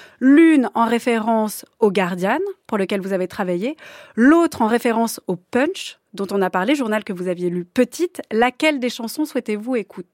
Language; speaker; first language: French; native; French